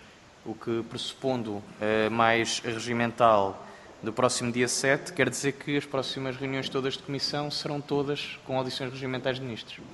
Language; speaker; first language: Portuguese; native; Portuguese